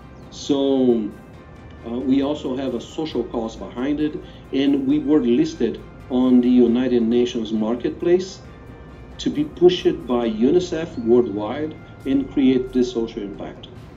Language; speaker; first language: English; non-native, fluent; Portuguese